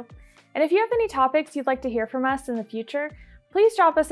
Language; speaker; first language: English; native; English